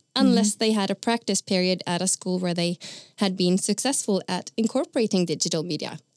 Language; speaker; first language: English; non-native, fluent; Norwegian